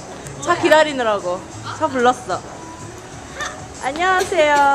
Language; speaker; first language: Korean; native; Korean